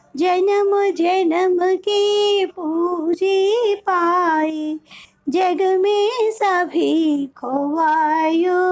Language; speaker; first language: Hindi; non-native, local second language; Telugu